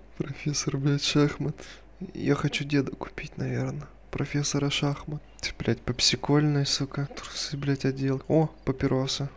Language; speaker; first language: Russian; native; Russian